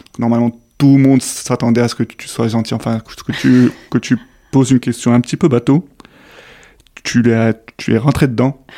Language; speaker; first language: French; native; French